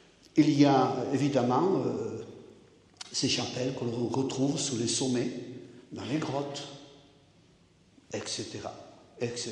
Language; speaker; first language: French; native; French